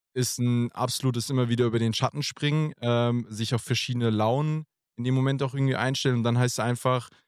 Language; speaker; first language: German; native; German